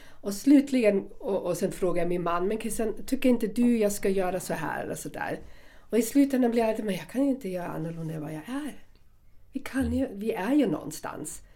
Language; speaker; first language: Swedish; non-native, fluent; German